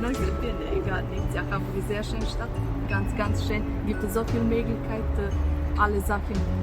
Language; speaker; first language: German; non-native, learner; Serbian